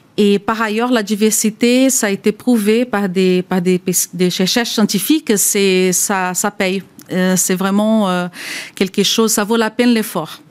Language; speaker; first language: French; non-native, fluent; Portuguese